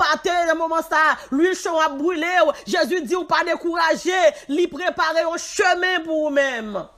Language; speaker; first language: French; non-native, local second language; Haitian Creole